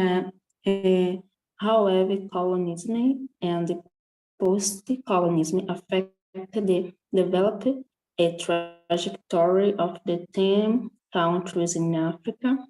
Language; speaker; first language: English; non-native, learner; Portuguese